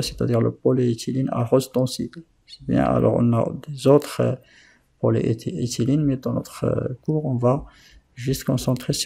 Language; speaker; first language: French; non-native, local second language; Arabic